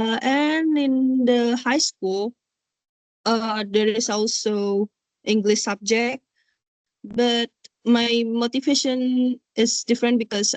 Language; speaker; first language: English; non-native, learner; Indonesian